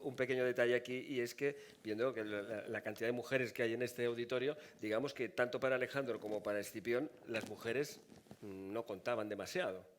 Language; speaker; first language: Spanish; native; Spanish